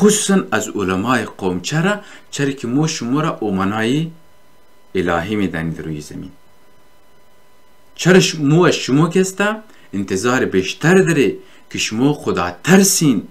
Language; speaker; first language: Persian; native; Persian